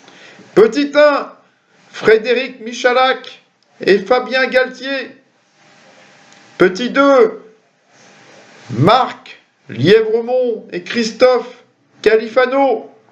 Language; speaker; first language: French; native; French